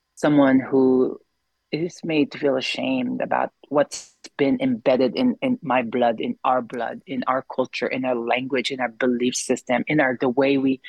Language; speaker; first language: English; non-native, local second language; Filipino